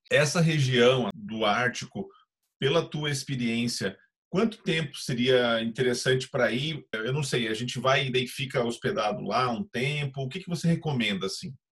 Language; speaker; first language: Portuguese; native; Portuguese